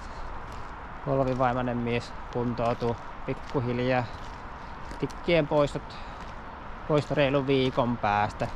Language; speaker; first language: Finnish; native; Finnish